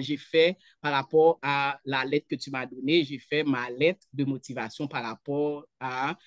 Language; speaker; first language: French; non-native, local second language; Haitian Creole